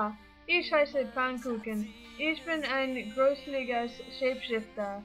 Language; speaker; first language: German; non-native, learner; English